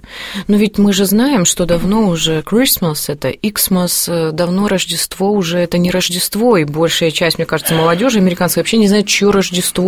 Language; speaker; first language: Russian; native; Russian